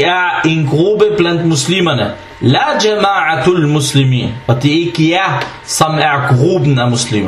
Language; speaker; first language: Danish; early bilingual, other home language; Arabic